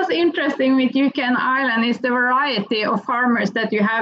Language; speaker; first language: English; non-native, fluent; Norwegian